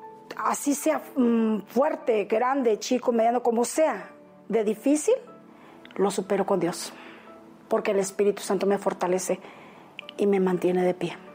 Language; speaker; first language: Spanish; native; Spanish